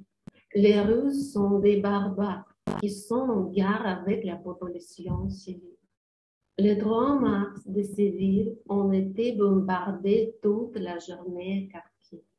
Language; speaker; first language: French; non-native, learner; Ukrainian